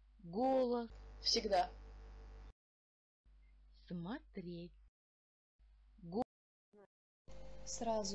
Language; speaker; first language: Russian; non-native, learner; English